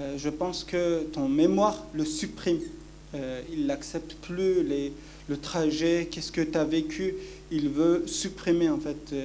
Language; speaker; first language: French; non-native, fluent; Kurdish